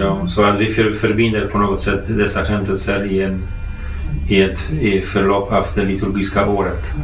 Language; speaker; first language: Swedish; non-native, fluent; Polish